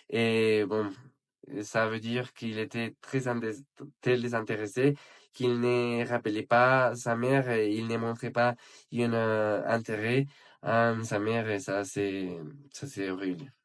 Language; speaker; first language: French; non-native, learner; Spanish